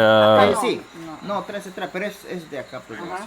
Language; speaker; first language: Spanish; native; Spanish